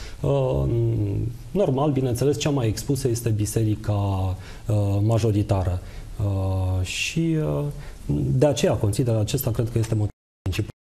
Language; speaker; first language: Romanian; native; Romanian